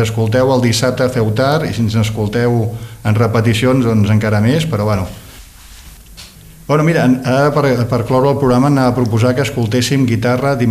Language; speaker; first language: Catalan; native; Catalan